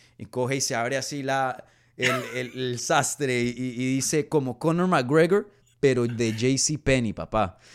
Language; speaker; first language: Spanish; native; Spanish